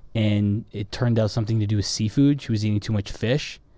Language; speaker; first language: English; native; English